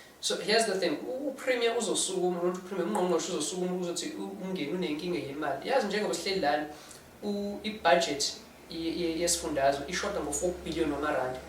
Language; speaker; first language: Zulu; non-native, local second language; English